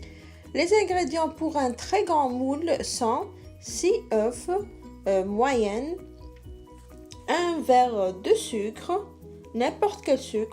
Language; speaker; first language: French; non-native, local second language; Arabic